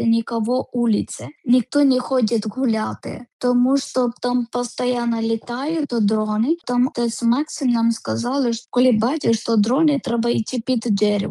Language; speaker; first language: Ukrainian; non-native, learner; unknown